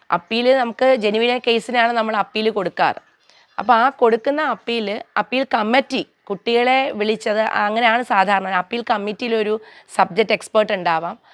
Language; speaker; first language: Malayalam; native; Malayalam